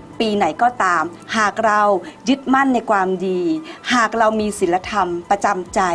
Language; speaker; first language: Thai; native; Thai